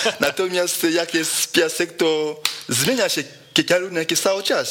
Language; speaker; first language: Polish; non-native, fluent; Lingala